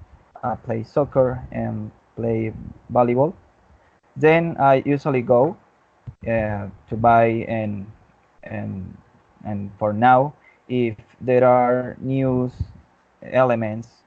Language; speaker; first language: English; non-native, learner; Spanish